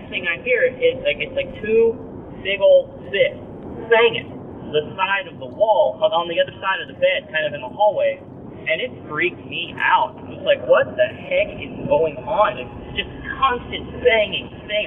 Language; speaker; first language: English; native; English